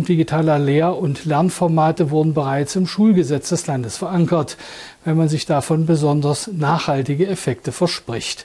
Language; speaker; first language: German; native; German